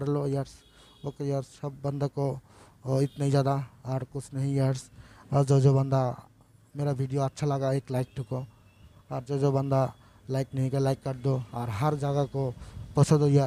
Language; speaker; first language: Hindi; non-native, learner; Bangla